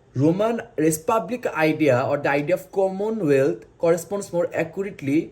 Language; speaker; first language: English; non-native, local second language; Bangla